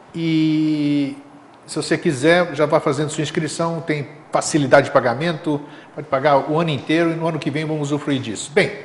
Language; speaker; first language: Portuguese; non-native, fluent; Greek